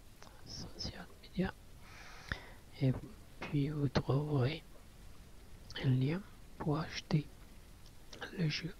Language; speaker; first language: French; non-native, learner; Italian